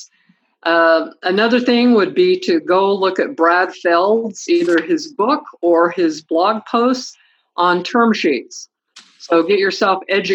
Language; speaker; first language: English; native; English